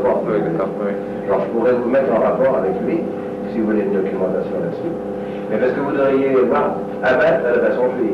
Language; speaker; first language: French; native; French